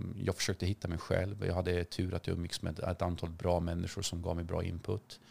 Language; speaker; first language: Swedish; early bilingual, other home language; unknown